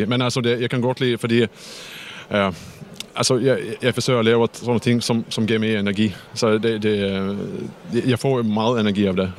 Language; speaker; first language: Danish; non-native, fluent; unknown